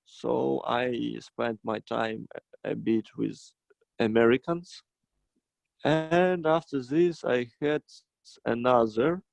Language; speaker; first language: English; non-native, fluent; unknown